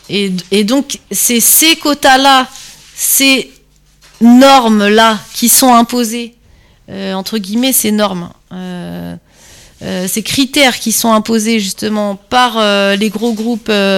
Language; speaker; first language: French; native; French